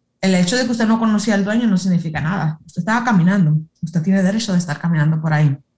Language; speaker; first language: Spanish; early bilingual, heritage; Spanish